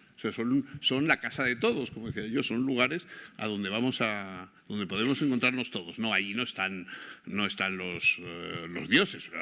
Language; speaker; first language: Spanish; native; Spanish